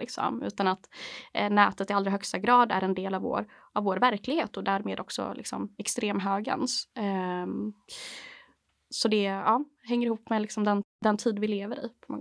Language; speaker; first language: Swedish; native; Swedish